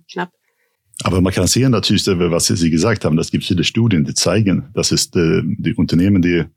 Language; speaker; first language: German; non-native, fluent; Swedish